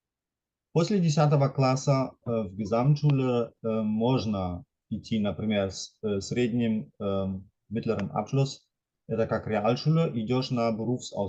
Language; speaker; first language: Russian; non-native, fluent; German